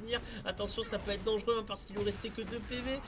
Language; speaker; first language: French; native; French